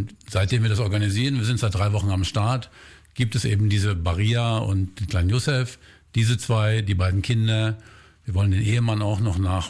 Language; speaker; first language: German; native; German